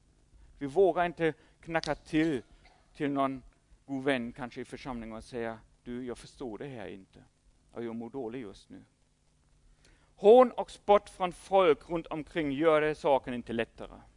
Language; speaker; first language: Swedish; non-native, fluent; German